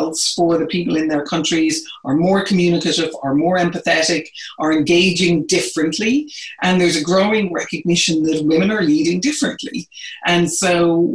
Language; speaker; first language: English; native; English